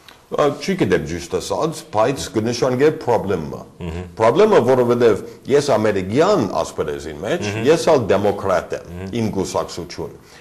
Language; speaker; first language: Armenian; early bilingual, other home language; English